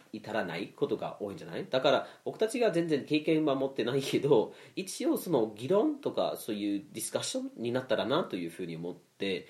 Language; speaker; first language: Japanese; non-native, fluent; Swedish